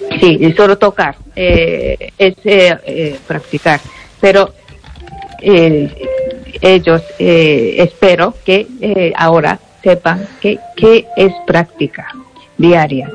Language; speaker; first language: Spanish; non-native, learner; Japanese